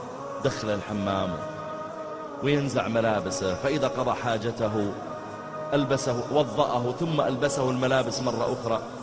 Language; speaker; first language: Arabic; native; Arabic